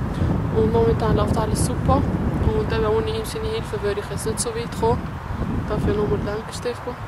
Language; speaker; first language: German; early bilingual, other home language; Albanian